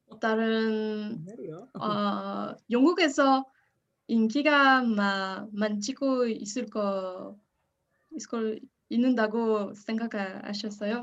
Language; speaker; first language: Korean; non-native, learner; French